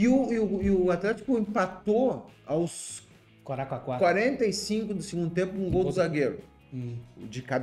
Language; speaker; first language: Portuguese; native; Portuguese